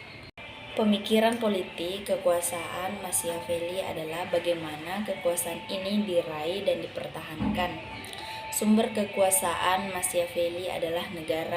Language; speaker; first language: Indonesian; native; Indonesian